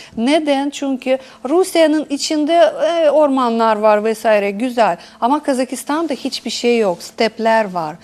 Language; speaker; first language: Turkish; non-native, fluent; Russian